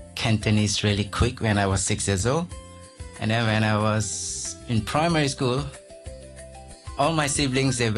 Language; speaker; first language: English; non-native, local second language; Min Nan Chinese